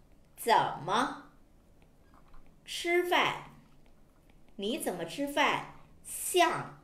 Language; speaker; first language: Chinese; non-native, fluent; Thai